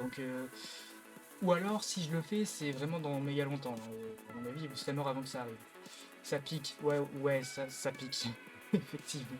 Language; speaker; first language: French; native; French